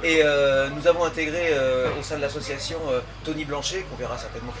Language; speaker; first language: French; native; French